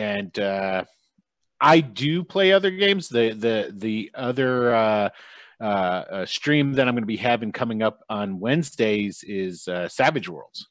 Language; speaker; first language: English; native; English